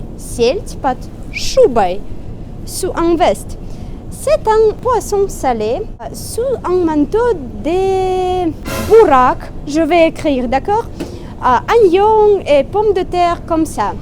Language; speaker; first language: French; non-native, fluent; Russian